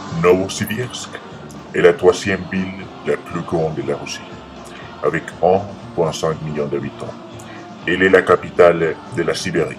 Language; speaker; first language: French; non-native, learner; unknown